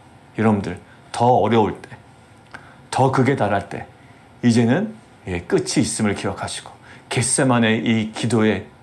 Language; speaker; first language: Korean; native; Korean